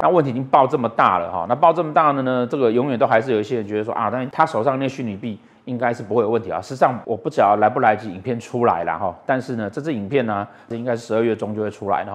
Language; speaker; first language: Chinese; native; Chinese